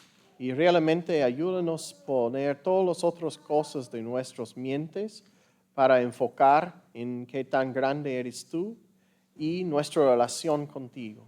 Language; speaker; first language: Spanish; non-native, fluent; English